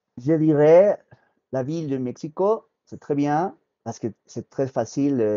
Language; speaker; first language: French; non-native, fluent; Spanish